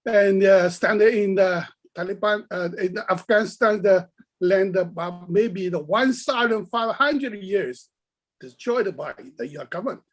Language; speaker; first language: English; non-native, learner; Chinese